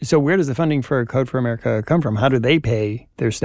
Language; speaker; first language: English; native; English